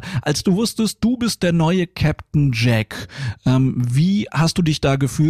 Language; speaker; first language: German; native; German